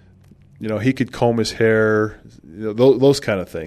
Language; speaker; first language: English; native; English